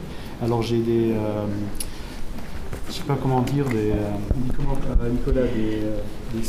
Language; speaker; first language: French; non-native, fluent; German